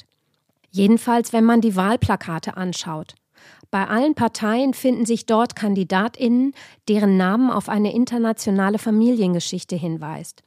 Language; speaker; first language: German; native; German